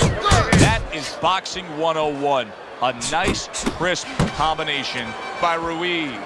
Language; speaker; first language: English; native; English